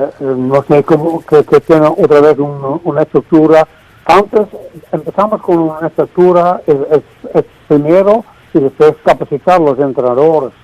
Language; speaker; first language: Spanish; non-native, fluent; Dutch